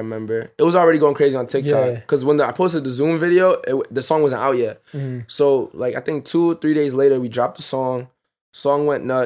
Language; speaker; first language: English; native; English